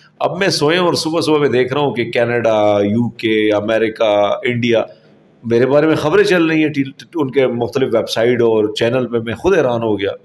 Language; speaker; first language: Urdu; non-native, local second language; Pashto